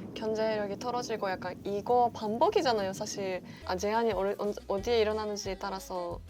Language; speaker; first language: Korean; non-native, fluent; Japanese